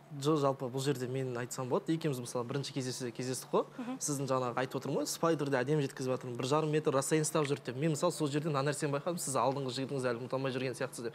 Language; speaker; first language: Kazakh; native; Kazakh